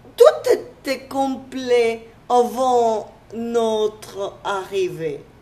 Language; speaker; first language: French; non-native, fluent; Spanish